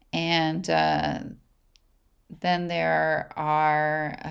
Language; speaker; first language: English; native; English